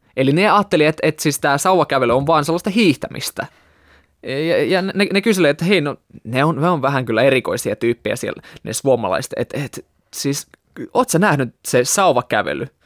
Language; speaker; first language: Finnish; non-native, fluent; Russian